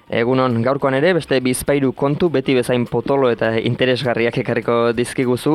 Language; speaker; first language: Basque; native; Basque